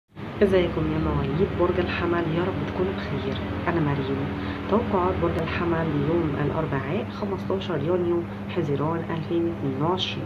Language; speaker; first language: Arabic; native; Arabic